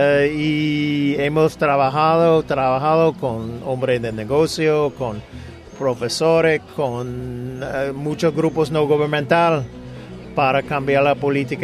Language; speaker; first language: Spanish; non-native, fluent; English